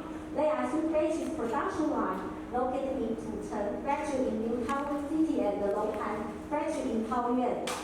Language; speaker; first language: English; non-native, learner; Chinese